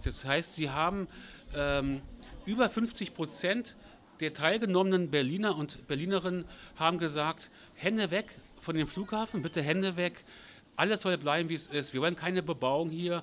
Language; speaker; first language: German; native; German